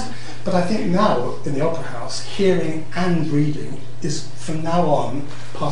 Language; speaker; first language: English; native; English